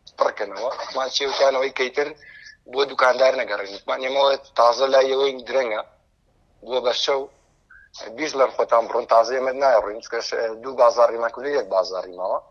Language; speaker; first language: Central Kurdish; native; Central Kurdish